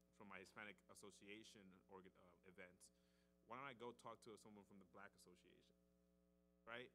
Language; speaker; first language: English; native; English